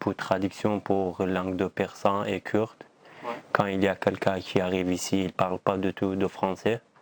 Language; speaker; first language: French; non-native, learner; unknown